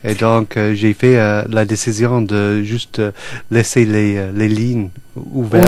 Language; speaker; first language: French; non-native, fluent; English